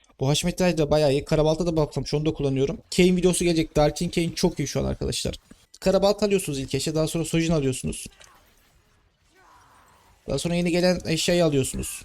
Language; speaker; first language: Turkish; native; Turkish